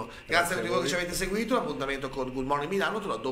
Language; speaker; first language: Italian; native; Italian